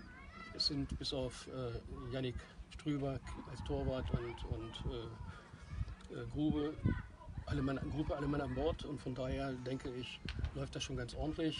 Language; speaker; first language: German; native; German